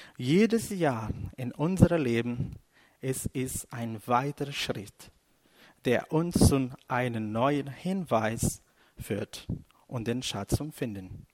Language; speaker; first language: German; non-native, fluent; Portuguese